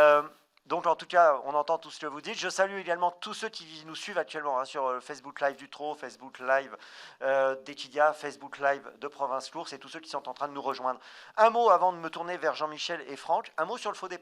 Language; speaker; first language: French; native; French